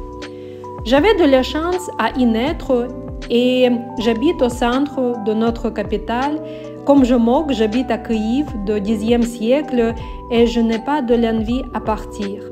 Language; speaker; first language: French; non-native, learner; Ukrainian